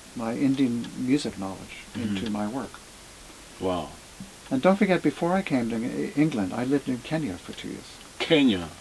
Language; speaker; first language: English; native; English